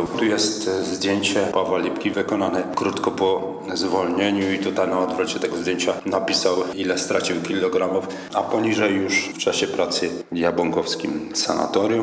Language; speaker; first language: Polish; native; Polish